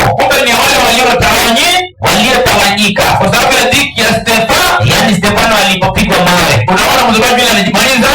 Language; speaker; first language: Swahili; non-native, local second language; Luo (Kenya and Tanzania)